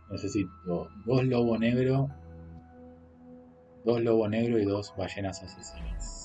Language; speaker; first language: Spanish; native; Spanish